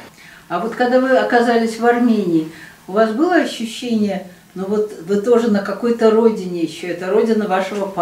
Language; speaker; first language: Russian; native; Russian